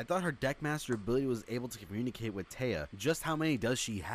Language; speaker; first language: English; native; English